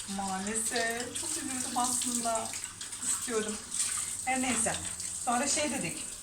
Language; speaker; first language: Turkish; non-native, fluent; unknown